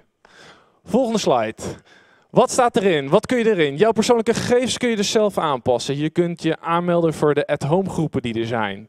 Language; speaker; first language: Dutch; native; Dutch